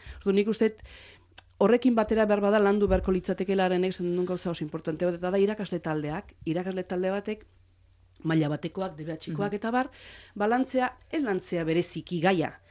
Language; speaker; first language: Basque; native; Basque